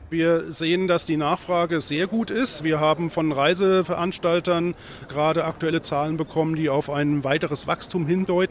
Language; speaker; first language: German; native; German